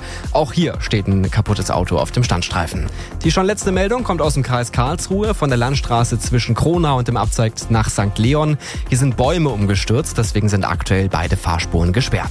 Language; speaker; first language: German; native; German